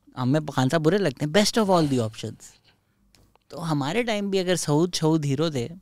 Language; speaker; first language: Urdu; native; Urdu